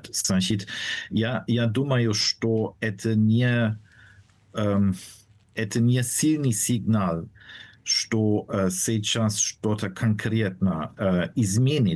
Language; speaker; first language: Russian; non-native, fluent; German